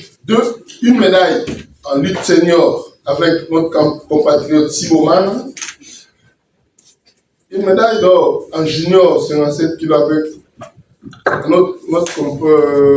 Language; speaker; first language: French; non-native, local second language; Lingala